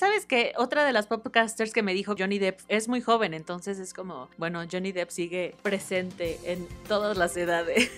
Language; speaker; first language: Spanish; native; Spanish